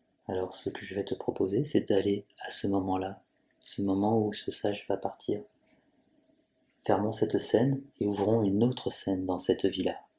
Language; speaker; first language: French; native; French